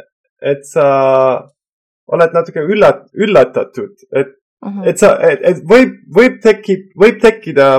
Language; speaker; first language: Estonian; non-native, fluent; Persian